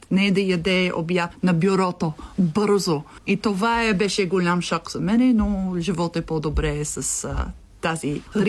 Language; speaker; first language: Bulgarian; non-native, learner; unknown